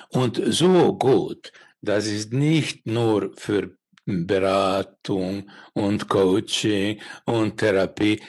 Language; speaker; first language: German; non-native, learner; Finnish